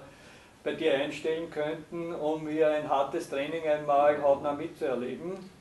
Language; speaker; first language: German; native; German